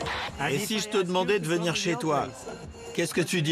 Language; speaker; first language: French; native; French